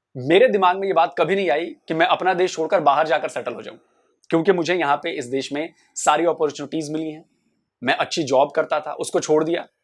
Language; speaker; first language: Hindi; native; Hindi